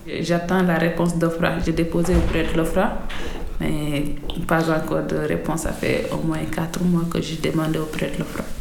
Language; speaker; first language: French; non-native, local second language; Fula